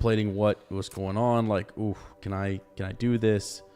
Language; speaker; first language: English; native; English